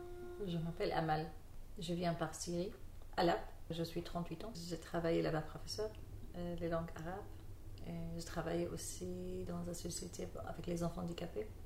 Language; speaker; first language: French; non-native, learner; Arabic